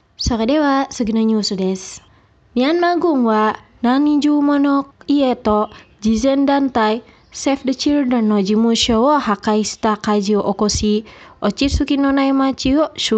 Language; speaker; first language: Japanese; non-native, fluent; Indonesian